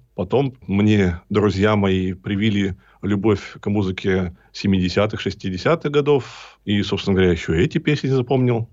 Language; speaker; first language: Russian; native; Russian